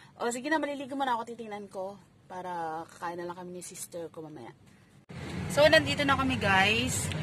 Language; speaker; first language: Filipino; native; Filipino